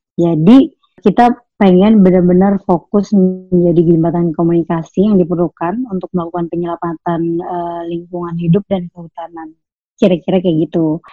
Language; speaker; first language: Indonesian; native; Indonesian